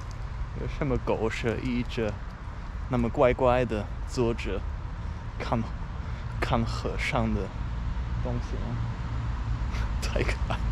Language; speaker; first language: Chinese; non-native, fluent; German